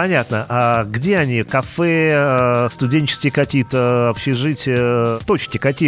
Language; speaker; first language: Russian; native; Russian